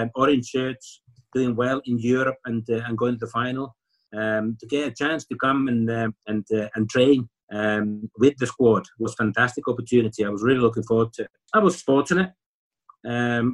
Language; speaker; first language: English; non-native, fluent; Finnish